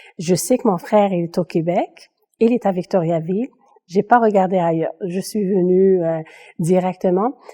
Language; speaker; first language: French; non-native, local second language; Kabyle